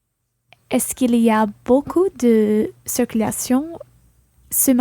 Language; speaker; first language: French; non-native, learner; English